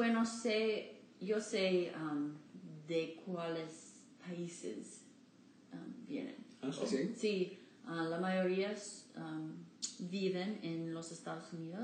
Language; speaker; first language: Spanish; non-native, learner; English